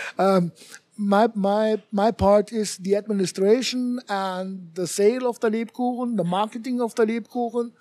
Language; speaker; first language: English; non-native, fluent; German